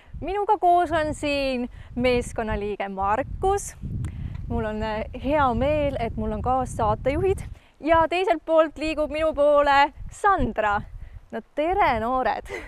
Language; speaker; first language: Estonian; native; Estonian